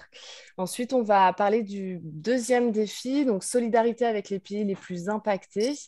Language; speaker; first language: French; native; French